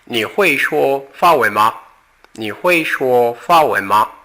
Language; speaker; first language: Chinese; non-native, learner; Portuguese